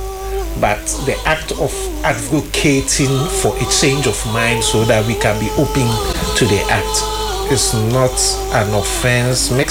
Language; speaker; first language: English; non-native, local second language; Akan